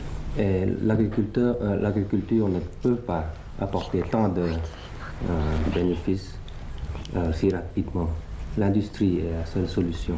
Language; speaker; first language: French; early bilingual, other home language; Thai